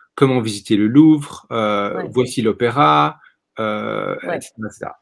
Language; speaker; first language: French; native; French